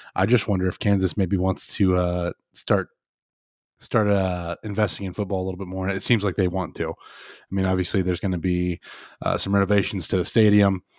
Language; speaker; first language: English; native; English